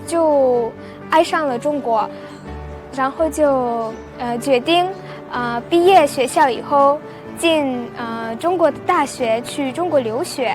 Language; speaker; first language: Chinese; non-native, fluent; Uzbek